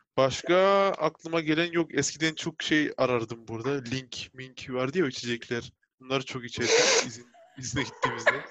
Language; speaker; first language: Turkish; early bilingual, heritage; Turkish